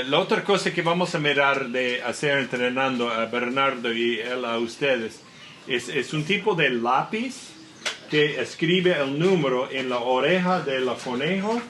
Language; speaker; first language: Spanish; non-native, learner; English